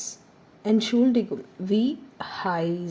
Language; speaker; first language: German; non-native, learner; Malayalam